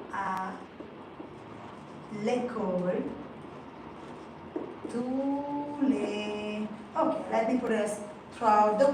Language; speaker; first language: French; non-native, fluent; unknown